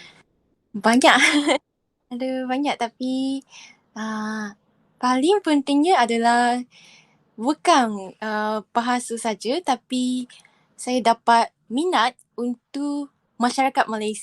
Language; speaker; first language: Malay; non-native, fluent; Japanese